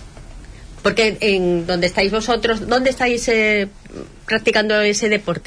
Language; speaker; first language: Spanish; native; Spanish